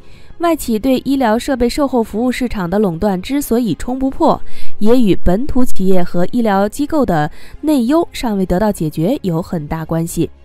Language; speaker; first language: Chinese; native; Chinese